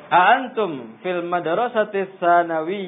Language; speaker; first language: Arabic; non-native, fluent; Indonesian